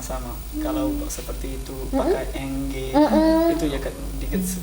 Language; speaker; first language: Indonesian; non-native, learner; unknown